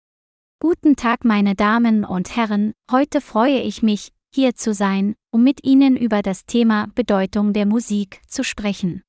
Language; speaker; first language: German; non-native, learner; Vietnamese